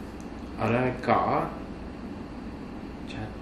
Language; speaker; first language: Vietnamese; non-native, learner; English